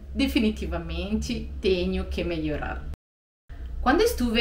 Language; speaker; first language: Portuguese; non-native, learner; Italian